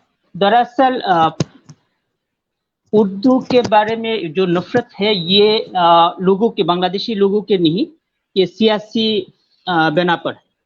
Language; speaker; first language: Hindi; non-native, fluent; Bangla